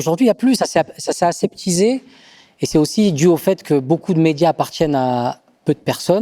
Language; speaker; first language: French; native; French